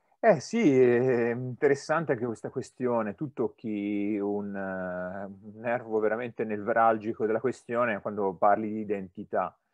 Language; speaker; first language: Italian; native; Italian